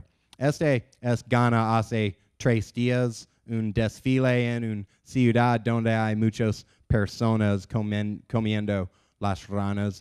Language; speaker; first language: Spanish; non-native, learner; English